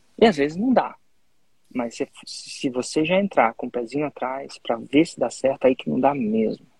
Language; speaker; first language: Portuguese; native; Portuguese